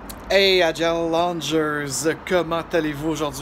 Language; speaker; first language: French; native; French